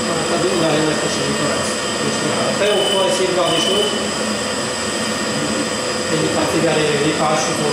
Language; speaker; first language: French; native; French